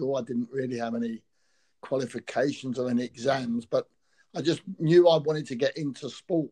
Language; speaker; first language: English; native; English